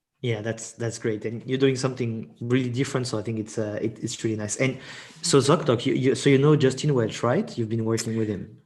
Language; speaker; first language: English; non-native, fluent; French